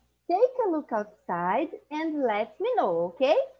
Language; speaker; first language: English; non-native, fluent; Portuguese